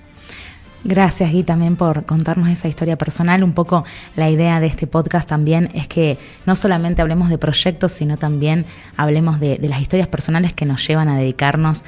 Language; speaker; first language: Spanish; native; Spanish